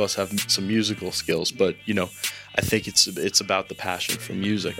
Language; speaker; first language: English; native; English